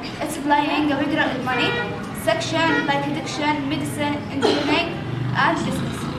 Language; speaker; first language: English; non-native, learner; Arabic